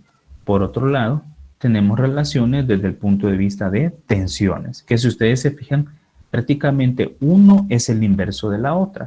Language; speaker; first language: Spanish; native; Spanish